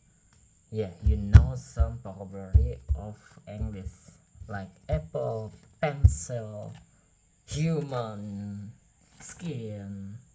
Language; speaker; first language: English; non-native, learner; Indonesian